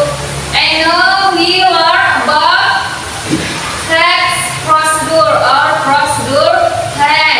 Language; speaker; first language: English; non-native, learner; Indonesian